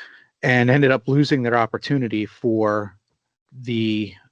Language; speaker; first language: English; native; English